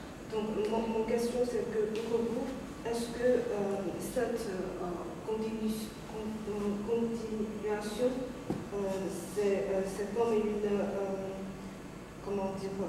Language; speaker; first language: French; non-native, learner; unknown